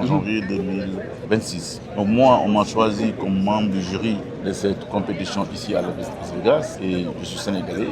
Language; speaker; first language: French; non-native, local second language; Wolof